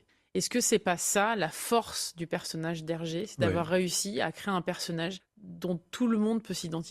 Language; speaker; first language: French; native; French